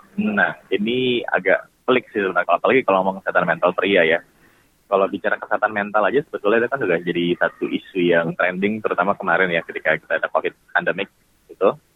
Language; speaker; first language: Indonesian; native; Indonesian